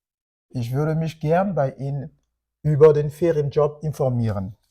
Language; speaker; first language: German; non-native, fluent; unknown